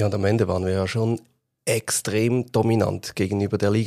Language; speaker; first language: German; native; German